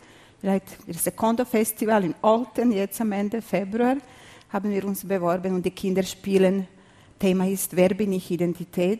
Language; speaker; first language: German; non-native, fluent; Serbian